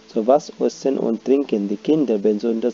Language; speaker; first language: German; non-native, fluent; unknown